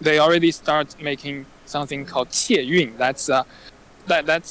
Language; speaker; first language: English; non-native, fluent; Chinese